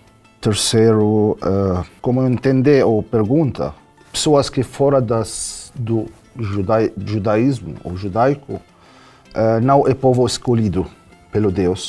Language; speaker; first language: Portuguese; non-native, learner; Arabic